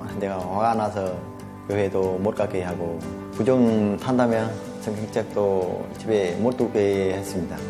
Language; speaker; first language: Korean; non-native, fluent; Vietnamese